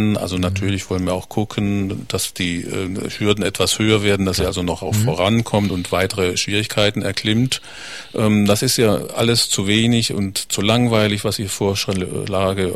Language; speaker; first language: German; native; German